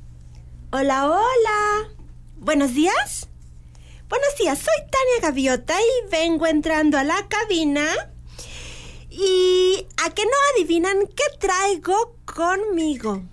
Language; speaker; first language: Spanish; native; Spanish